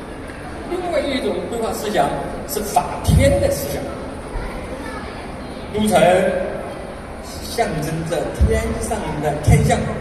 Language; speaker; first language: Chinese; native; Chinese